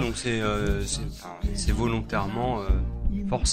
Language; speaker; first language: French; native; French